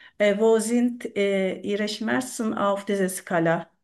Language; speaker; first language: German; non-native, learner; Turkish